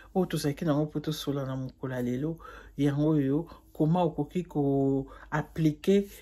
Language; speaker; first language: French; non-native, local second language; Lingala